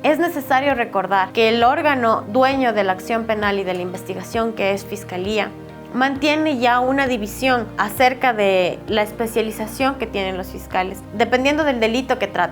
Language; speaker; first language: Spanish; native; Spanish